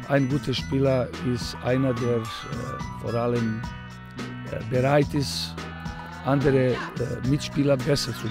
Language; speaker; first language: German; non-native, fluent; Serbian